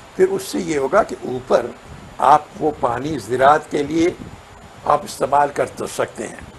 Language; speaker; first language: Urdu; non-native, local second language; Sindhi